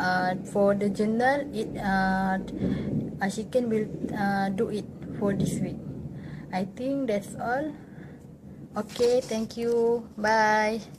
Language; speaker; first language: English; non-native, local second language; Malay